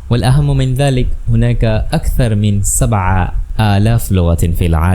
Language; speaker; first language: Arabic; non-native, fluent; Bangla